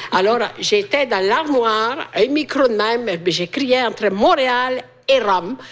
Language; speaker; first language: French; non-native, fluent; Italian